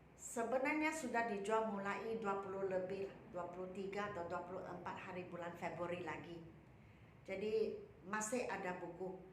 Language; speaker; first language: Malay; non-native, local second language; Chinese